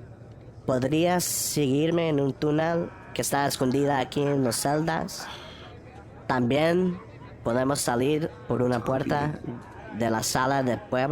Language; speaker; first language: Spanish; early bilingual, heritage; Spanish